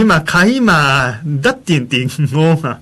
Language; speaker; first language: Vietnamese; non-native, learner; Japanese